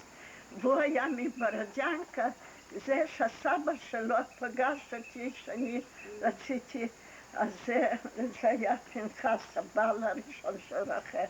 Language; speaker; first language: Hebrew; non-native, fluent; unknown